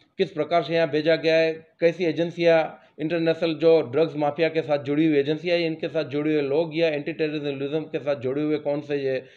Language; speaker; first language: Hindi; non-native, local second language; Gujarati